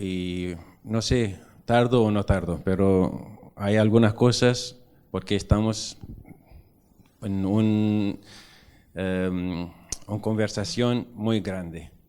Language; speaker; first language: Spanish; non-native, learner; Arabic